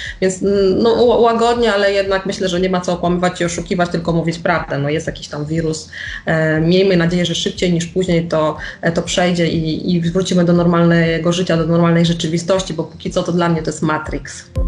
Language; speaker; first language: Polish; native; Polish